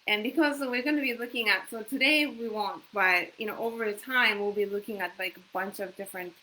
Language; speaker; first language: English; non-native, fluent; Japanese